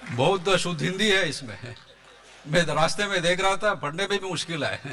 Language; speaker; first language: Hindi; non-native, local second language; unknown